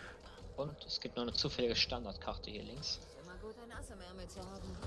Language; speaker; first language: German; native; German